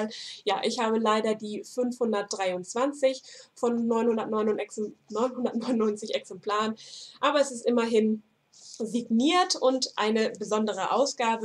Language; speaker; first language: German; native; German